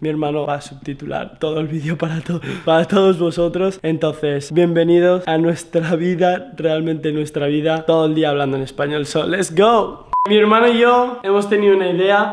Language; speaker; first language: Spanish; native; Spanish